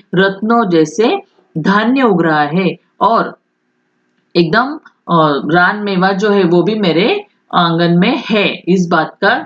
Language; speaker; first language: Hindi; non-native, local second language; Marathi